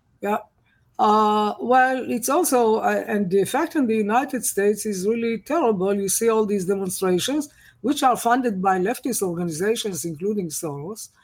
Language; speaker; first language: English; non-native, fluent; Hebrew